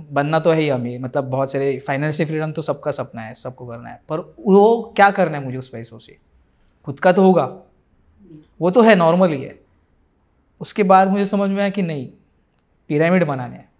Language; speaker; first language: Hindi; non-native, local second language; Marathi